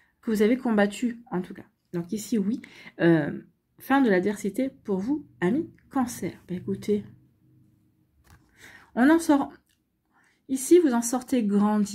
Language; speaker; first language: French; native; French